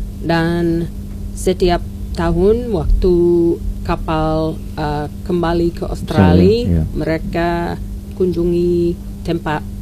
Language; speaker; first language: Indonesian; non-native, learner; English